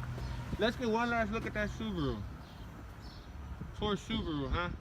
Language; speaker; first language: English; native; English